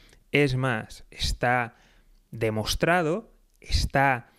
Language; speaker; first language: Spanish; native; Spanish